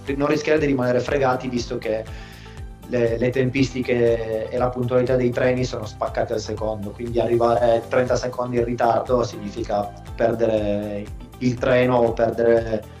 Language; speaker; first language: Italian; native; Italian